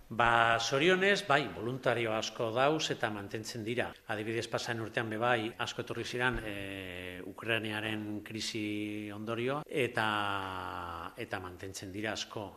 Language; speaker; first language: Basque; native; Basque